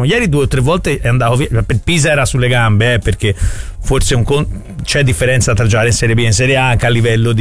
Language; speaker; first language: Italian; native; Italian